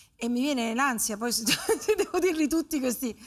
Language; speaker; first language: Italian; native; Italian